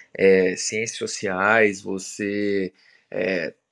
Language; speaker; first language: Portuguese; native; Portuguese